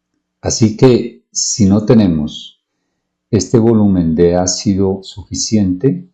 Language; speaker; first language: Spanish; native; Spanish